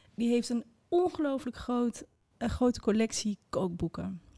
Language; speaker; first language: Dutch; early bilingual, other home language; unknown